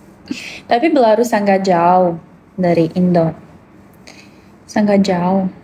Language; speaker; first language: Indonesian; non-native, learner; Russian